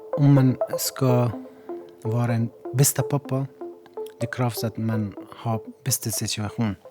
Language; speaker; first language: Swedish; non-native, learner; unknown